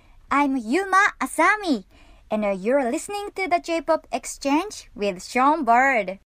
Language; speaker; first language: English; non-native, learner; Japanese